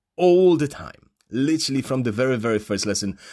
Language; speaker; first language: English; non-native, fluent; Polish